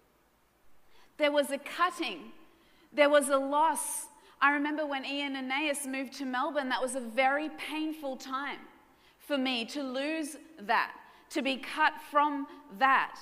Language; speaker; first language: English; native; English